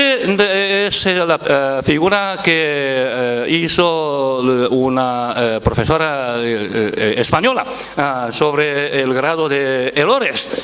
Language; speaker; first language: Spanish; non-native, fluent; Chinese